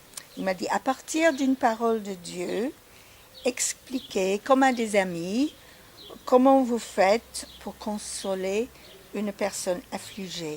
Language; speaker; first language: French; non-native, fluent; English